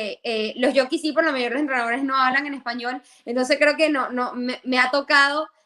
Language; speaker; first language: Spanish; native; Spanish